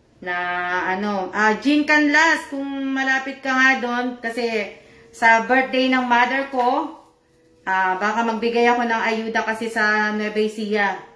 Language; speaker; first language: Filipino; native; Filipino